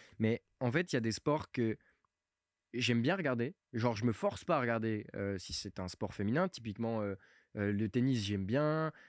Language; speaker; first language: French; early bilingual, other home language; Portuguese